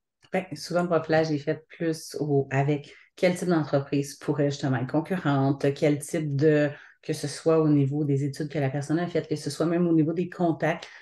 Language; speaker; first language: French; native; French